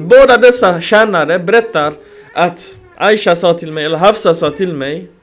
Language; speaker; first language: Swedish; early bilingual, other home language; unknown